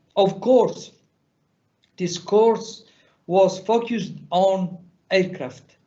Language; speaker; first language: English; non-native, fluent; Italian